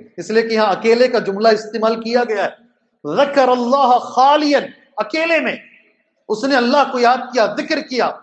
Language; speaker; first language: Urdu; native; Urdu